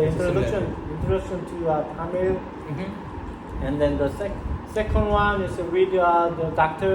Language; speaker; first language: English; non-native, learner; Korean